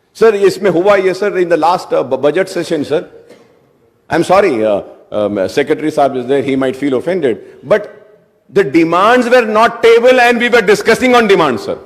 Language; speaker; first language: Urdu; native; Urdu